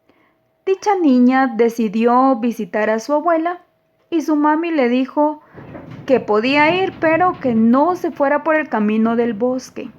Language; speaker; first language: Spanish; native; Spanish